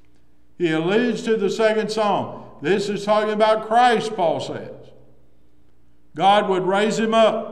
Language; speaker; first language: English; native; English